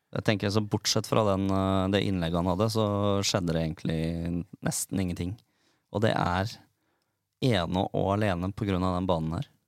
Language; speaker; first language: Norwegian; native; Norwegian